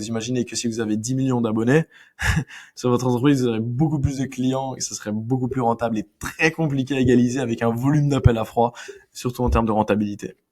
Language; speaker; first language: French; native; French